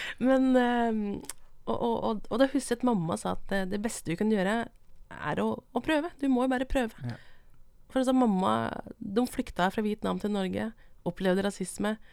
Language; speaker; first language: Norwegian; non-native, local second language; Vietnamese